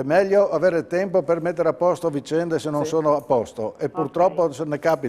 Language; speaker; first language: Italian; native; Italian